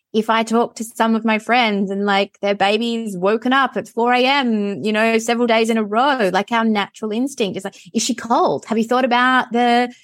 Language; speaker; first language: English; native; English